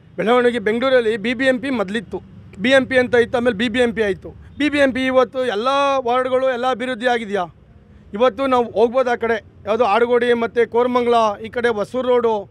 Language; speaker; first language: Kannada; native; Kannada